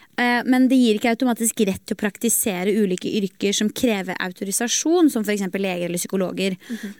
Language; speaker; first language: Norwegian; native; Norwegian